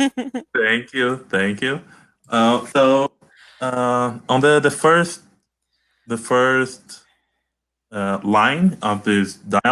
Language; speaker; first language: English; non-native, learner; Portuguese